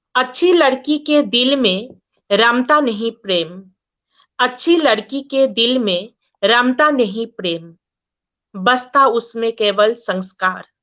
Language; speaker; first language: Hindi; non-native, local second language; Assamese